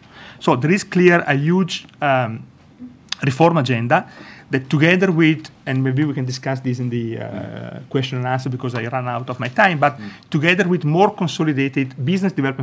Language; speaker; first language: English; non-native, fluent; Italian